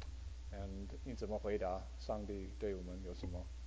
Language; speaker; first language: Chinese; early bilingual, heritage; Chinese